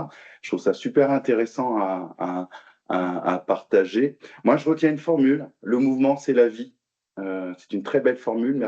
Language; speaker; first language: French; native; French